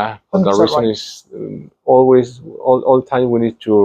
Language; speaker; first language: English; non-native, learner; Spanish